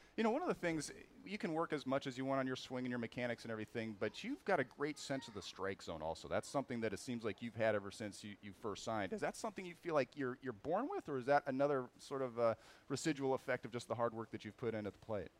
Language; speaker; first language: English; native; English